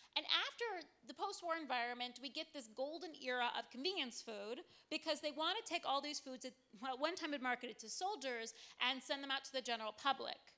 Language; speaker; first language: English; native; English